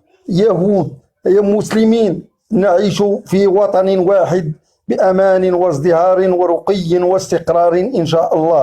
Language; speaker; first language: Arabic; native; Arabic